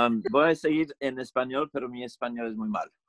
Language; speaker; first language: Spanish; non-native, learner; English